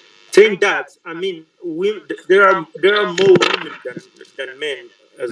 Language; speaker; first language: English; non-native, learner; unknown